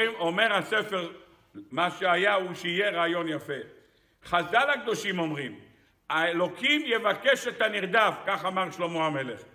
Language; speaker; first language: Hebrew; native; Hebrew